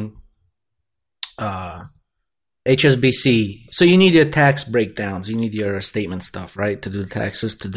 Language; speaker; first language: English; non-native, fluent; Russian